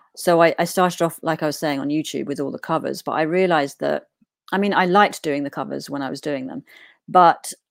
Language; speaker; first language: English; native; English